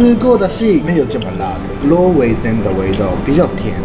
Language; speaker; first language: Chinese; non-native, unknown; Japanese